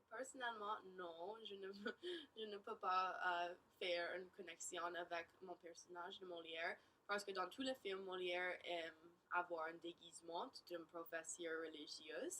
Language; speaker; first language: French; non-native, learner; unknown